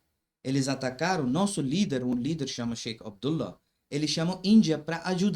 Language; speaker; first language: Portuguese; non-native, learner; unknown